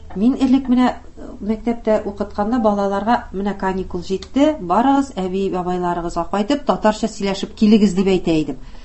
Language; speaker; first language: Tatar; native; Tatar